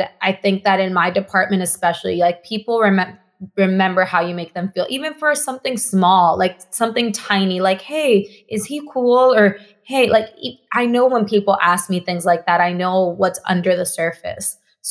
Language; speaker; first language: English; non-native, fluent; Spanish